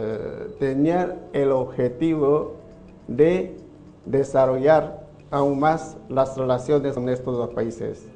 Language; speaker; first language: Spanish; non-native, fluent; Chinese